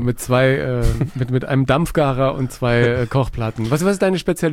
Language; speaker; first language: German; native; German